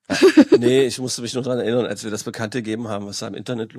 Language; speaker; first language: German; native; German